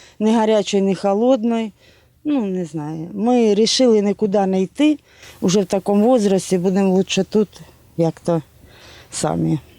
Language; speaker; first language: Ukrainian; native; Ukrainian